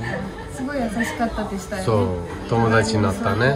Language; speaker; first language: Japanese; non-native, fluent; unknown